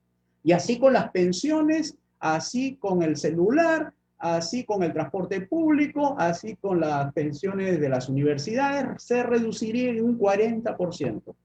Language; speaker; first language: Spanish; native; Spanish